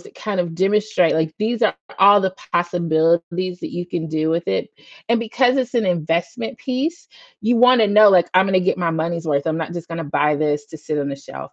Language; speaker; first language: English; native; English